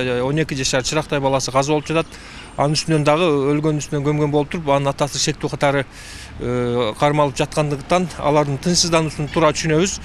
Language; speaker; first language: Kyrgyz; native; Kyrgyz